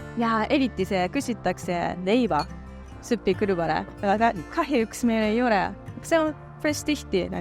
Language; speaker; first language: Estonian; non-native, learner; Japanese